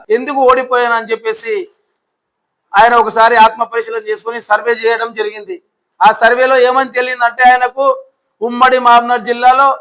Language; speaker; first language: Telugu; non-native, local second language; Lambadi